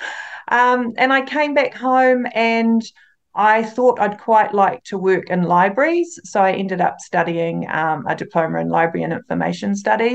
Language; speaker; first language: English; native; English